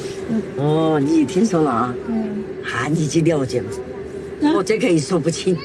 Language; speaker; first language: Chinese; native; Chinese